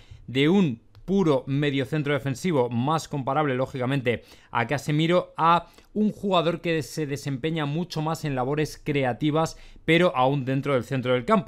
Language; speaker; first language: Spanish; native; Spanish